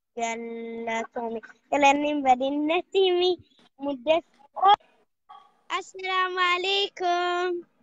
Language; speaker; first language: Oromo; early bilingual, heritage; Oromo